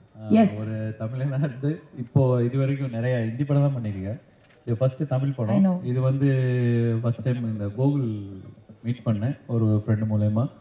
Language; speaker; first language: Tamil; early bilingual, heritage; Tamil